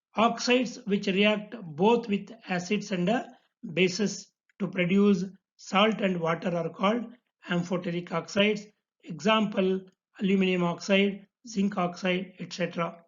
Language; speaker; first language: English; non-native, local second language; Kannada